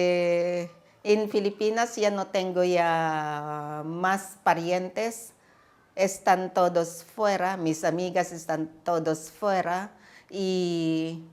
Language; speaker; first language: Spanish; non-native, learner; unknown